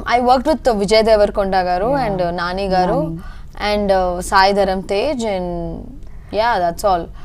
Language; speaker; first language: Telugu; early bilingual, heritage; Telugu